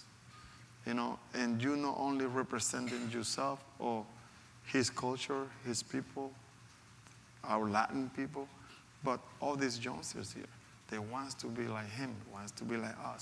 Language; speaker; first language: English; non-native, fluent; Spanish